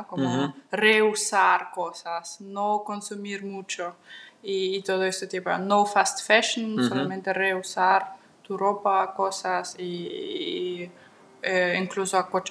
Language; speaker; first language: Spanish; non-native, fluent; Russian